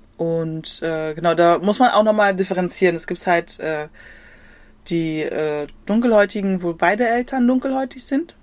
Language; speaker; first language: German; native; German